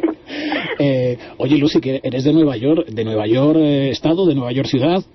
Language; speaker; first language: Spanish; native; Spanish